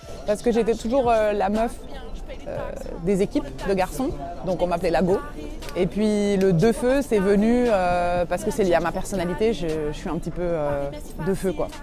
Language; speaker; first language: French; native; French